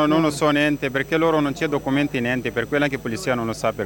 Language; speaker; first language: Italian; non-native, learner; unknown